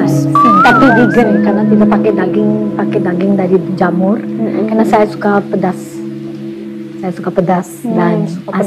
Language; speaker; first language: Indonesian; non-native, learner; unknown